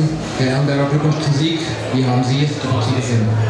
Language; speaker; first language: German; native; German